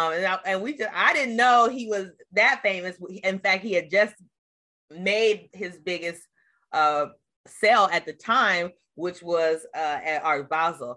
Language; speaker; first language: English; native; English